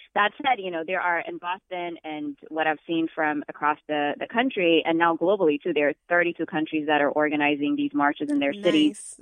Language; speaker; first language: English; non-native, fluent; Amharic